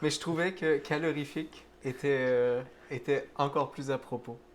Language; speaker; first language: French; native; French